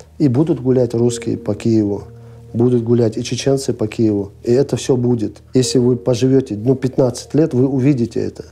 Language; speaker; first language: Russian; non-native, local second language; Chechen